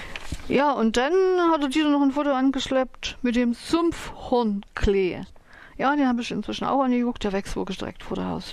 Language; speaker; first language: German; native; German